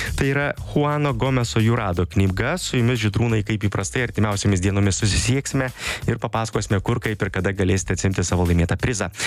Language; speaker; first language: Lithuanian; native; Lithuanian